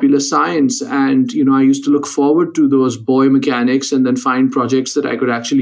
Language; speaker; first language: English; non-native, local second language; Urdu